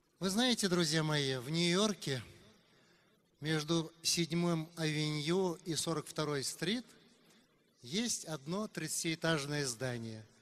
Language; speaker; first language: Russian; non-native, local second language; Uzbek